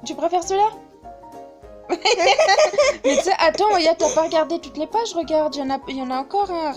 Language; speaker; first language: French; native; French